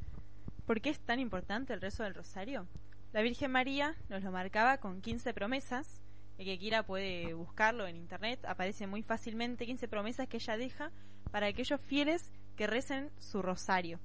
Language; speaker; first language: Spanish; native; Spanish